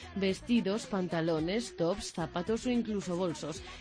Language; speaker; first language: Spanish; native; Spanish